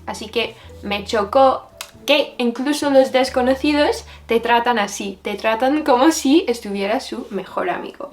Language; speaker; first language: Spanish; non-native, fluent; English